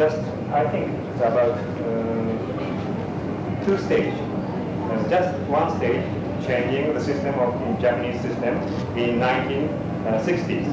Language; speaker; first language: English; non-native, learner; Japanese